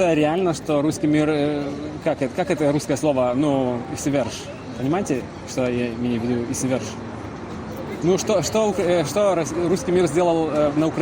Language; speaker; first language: Russian; non-native, learner; Lithuanian